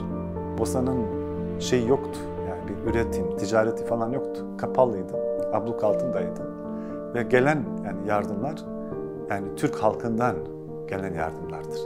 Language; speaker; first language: Turkish; non-native, fluent; Bosnian